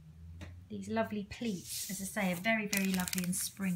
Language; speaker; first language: English; native; English